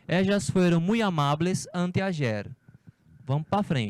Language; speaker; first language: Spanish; non-native, fluent; Portuguese